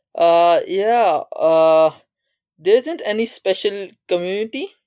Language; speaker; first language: English; non-native, local second language; Urdu